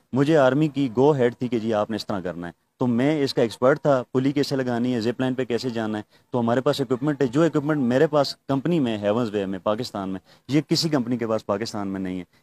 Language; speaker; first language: Urdu; native; Urdu